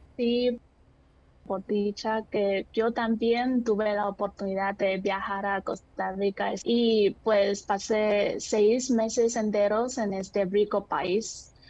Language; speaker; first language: Spanish; non-native, fluent; Chinese